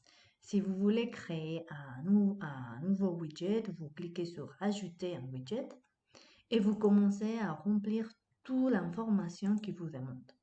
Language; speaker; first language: French; non-native, fluent; Spanish